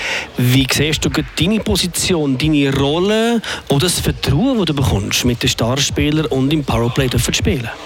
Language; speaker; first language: German; native; German